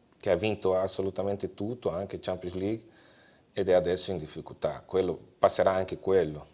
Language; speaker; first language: Italian; non-native, fluent; Portuguese